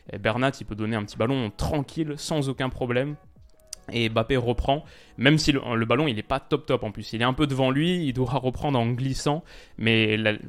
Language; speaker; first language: French; native; French